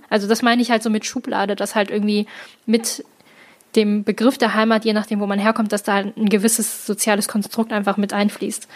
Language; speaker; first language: German; early bilingual, other home language; Chinese